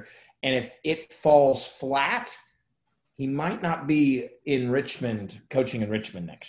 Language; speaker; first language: English; native; English